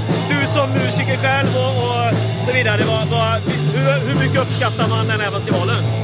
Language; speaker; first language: Swedish; native; Swedish